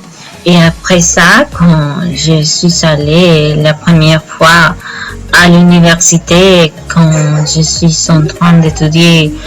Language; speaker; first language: French; non-native, learner; Spanish